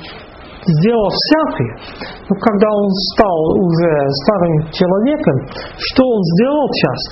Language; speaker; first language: Russian; non-native, fluent; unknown